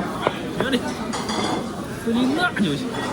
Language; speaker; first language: Chinese; native; Chinese